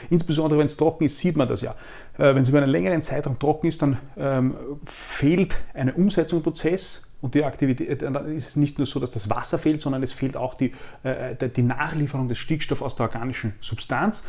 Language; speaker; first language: German; native; German